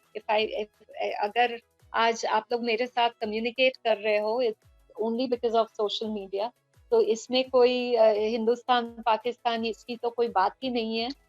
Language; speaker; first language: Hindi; non-native, local second language; Bangla